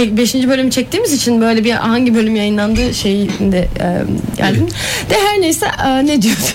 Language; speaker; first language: Turkish; early bilingual, heritage; Turkish